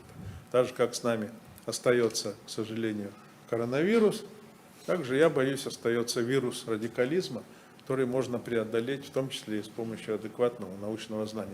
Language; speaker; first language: Russian; native; Russian